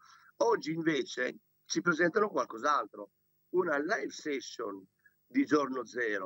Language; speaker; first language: Italian; native; Italian